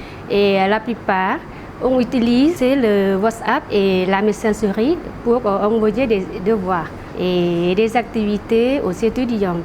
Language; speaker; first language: French; non-native, fluent; Lao